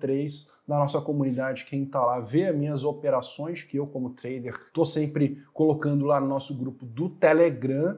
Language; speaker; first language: Portuguese; native; Portuguese